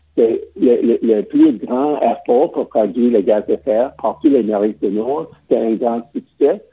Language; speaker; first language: French; non-native, local second language; English